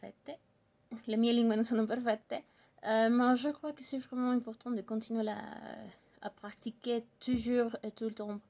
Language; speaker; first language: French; non-native, learner; Spanish